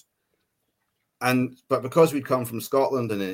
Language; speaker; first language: English; native; English